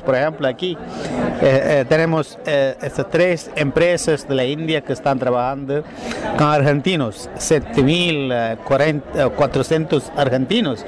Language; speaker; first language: Spanish; non-native, fluent; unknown